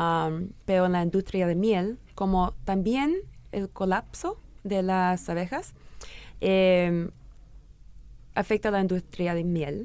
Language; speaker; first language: Spanish; early bilingual, heritage; English